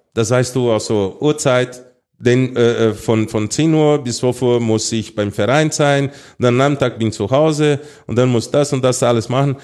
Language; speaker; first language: German; non-native, fluent; Portuguese